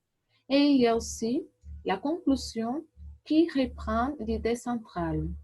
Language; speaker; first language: French; non-native, learner; Portuguese